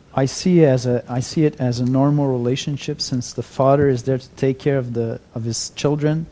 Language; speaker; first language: English; non-native, fluent; French